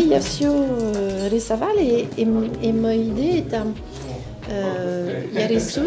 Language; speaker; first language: Russian; non-native, learner; French